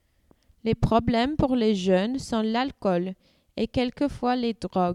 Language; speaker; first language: French; non-native, learner; English